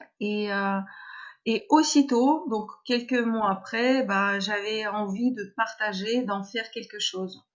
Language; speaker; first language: French; non-native, fluent; Russian